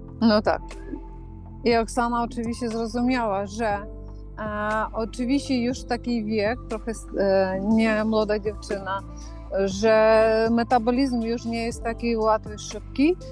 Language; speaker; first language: Polish; non-native, fluent; Ukrainian